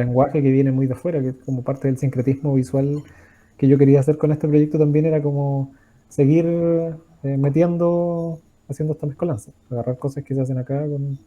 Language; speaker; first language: Spanish; native; Spanish